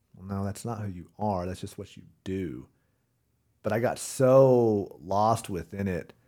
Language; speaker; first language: English; native; English